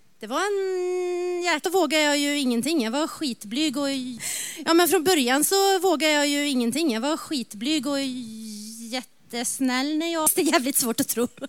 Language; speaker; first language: Swedish; native; Swedish